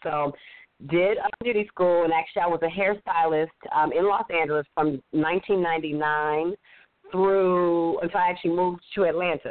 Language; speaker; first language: English; native; English